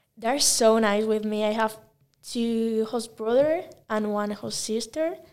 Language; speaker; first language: English; non-native, learner; Spanish